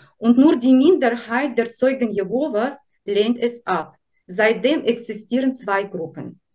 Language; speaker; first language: German; non-native, fluent; Russian